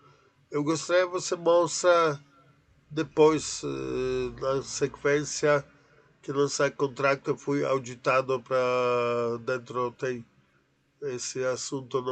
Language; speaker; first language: Portuguese; non-native, learner; Polish